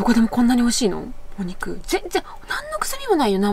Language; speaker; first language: Japanese; native; Japanese